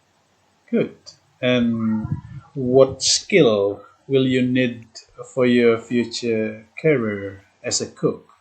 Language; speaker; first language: English; non-native, fluent; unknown